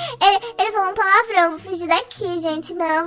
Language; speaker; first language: Portuguese; native; Portuguese